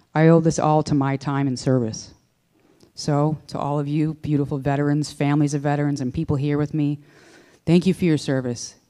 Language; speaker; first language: English; native; English